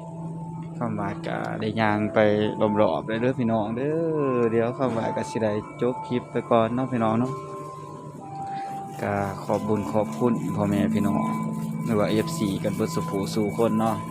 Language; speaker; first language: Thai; non-native, local second language; Lao